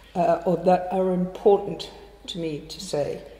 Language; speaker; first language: English; native; English